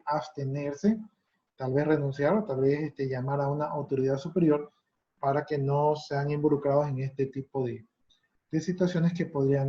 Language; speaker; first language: Spanish; native; Spanish